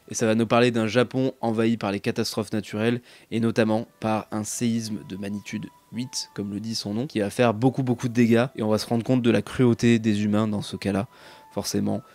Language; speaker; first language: French; native; French